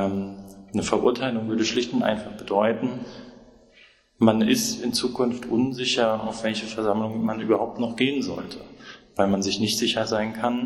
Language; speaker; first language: German; native; German